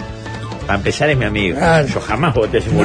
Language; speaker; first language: Spanish; native; Spanish